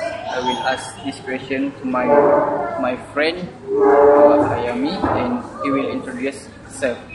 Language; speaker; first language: English; non-native, learner; Malay